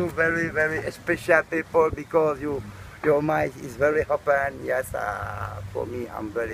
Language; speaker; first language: English; non-native, learner; Morisyen